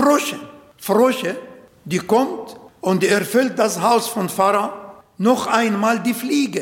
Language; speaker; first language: German; non-native, fluent; Arabic